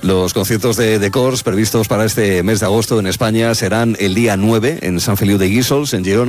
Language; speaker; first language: Spanish; native; Spanish